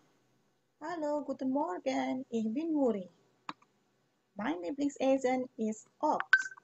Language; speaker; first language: German; non-native, fluent; Indonesian